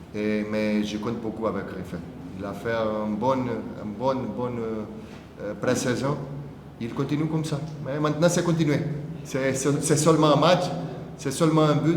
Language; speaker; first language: French; non-native, fluent; Portuguese